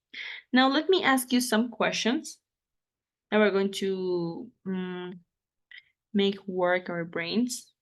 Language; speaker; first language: English; non-native, fluent; Spanish